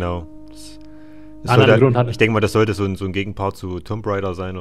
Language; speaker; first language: German; native; German